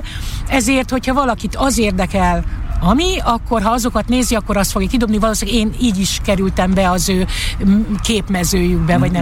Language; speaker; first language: Hungarian; native; Hungarian